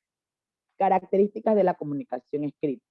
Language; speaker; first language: Spanish; native; Spanish